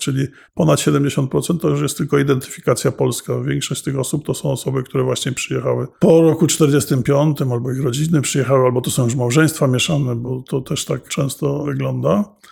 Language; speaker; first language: Polish; non-native, local second language; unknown